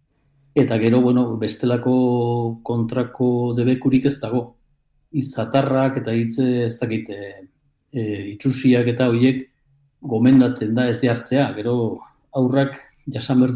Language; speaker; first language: Basque; native; Basque